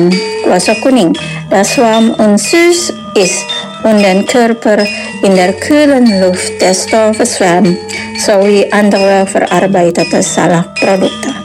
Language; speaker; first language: German; non-native, learner; Indonesian